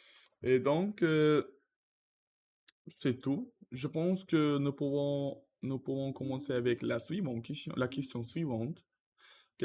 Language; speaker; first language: French; non-native, learner; Russian